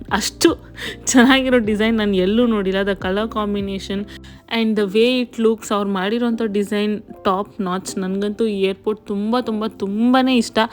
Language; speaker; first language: Kannada; native; Kannada